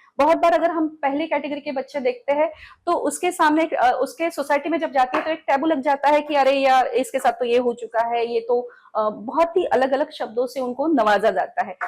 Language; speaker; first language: Hindi; non-native, local second language; Marathi